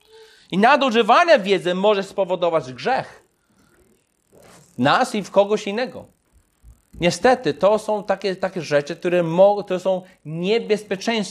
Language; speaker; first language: Polish; non-native, fluent; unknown